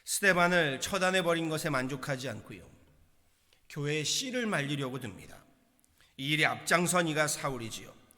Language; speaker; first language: Korean; native; Korean